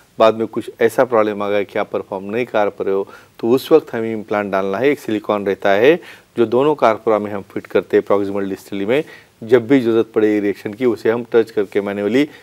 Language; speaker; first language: Hindi; non-native, local second language; Marathi